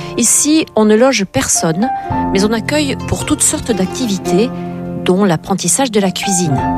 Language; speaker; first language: French; native; French